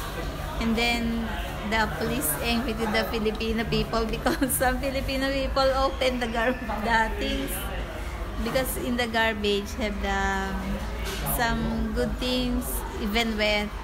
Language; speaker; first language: English; non-native, local second language; Filipino